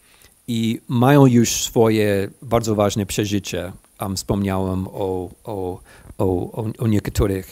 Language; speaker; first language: Polish; non-native, fluent; English